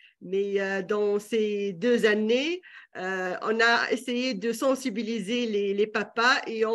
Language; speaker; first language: French; non-native, local second language; Arabic